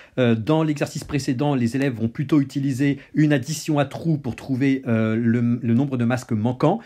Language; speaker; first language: French; native; French